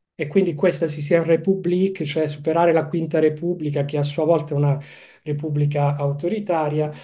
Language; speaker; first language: Italian; native; Italian